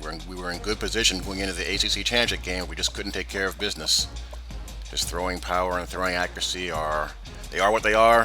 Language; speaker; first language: English; native; English